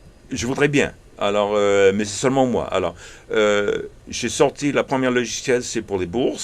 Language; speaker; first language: French; early bilingual, heritage; English